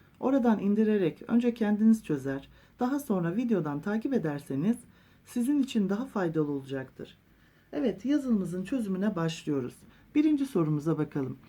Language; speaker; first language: Turkish; native; Turkish